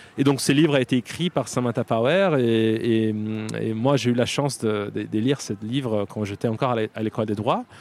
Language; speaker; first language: French; non-native, fluent; Portuguese